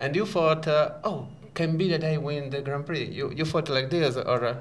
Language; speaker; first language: English; non-native, learner; Italian